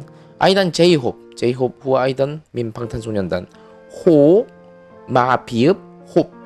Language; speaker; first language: Arabic; non-native, fluent; Korean